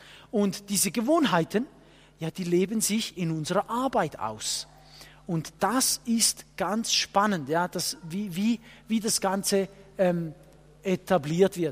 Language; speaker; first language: German; non-native, fluent; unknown